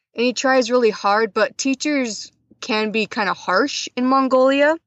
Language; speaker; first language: English; native; English